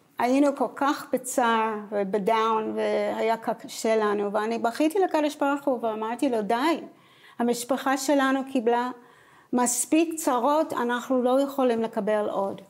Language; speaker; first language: Hebrew; non-native, fluent; English